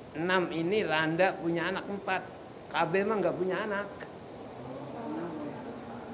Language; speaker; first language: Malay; non-native, local second language; Sundanese